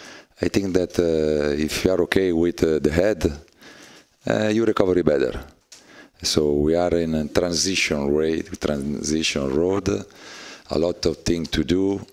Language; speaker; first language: English; non-native, learner; Italian